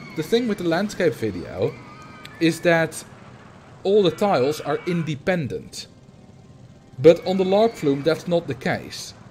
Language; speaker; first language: English; non-native, fluent; Dutch